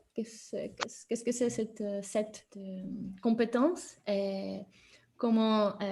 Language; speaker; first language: French; non-native, fluent; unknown